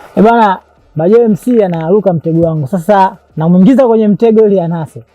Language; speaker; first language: Swahili; native; Swahili